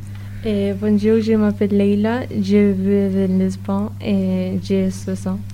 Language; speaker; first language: French; non-native, learner; Spanish